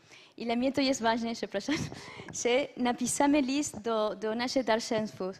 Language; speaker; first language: Polish; non-native, learner; French